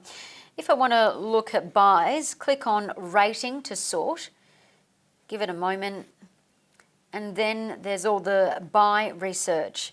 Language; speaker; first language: English; native; English